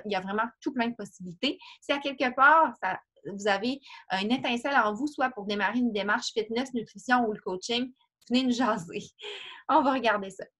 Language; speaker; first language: French; native; French